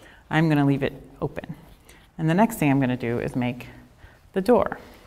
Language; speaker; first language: English; native; English